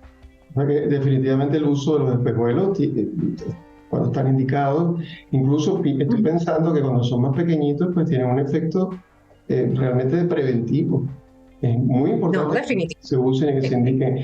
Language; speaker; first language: Spanish; native; Spanish